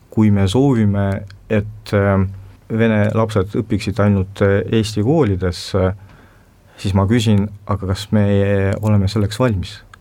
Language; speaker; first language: Estonian; non-native, local second language; Russian